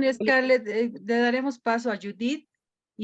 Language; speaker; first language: Spanish; native; Spanish